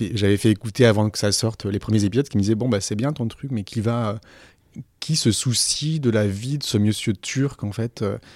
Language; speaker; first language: French; native; French